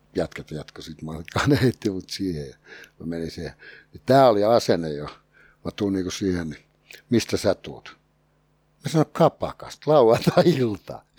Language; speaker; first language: Finnish; native; Finnish